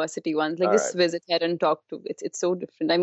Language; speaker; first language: English; non-native, local second language; Kashmiri